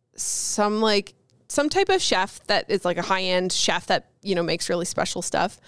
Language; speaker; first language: English; native; English